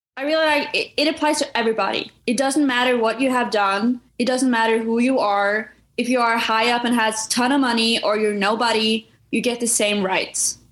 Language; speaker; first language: English; non-native, fluent; Norwegian